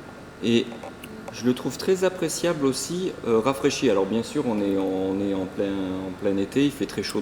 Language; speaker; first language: French; native; French